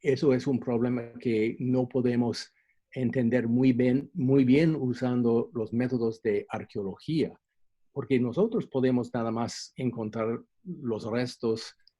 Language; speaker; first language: Spanish; non-native, fluent; English